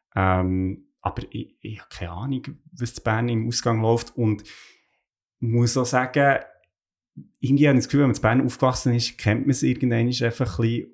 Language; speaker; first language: German; native; German